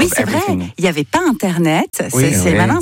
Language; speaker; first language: French; native; French